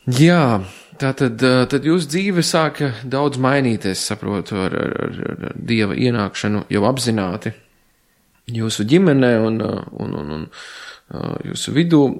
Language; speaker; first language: Latvian; native; Latvian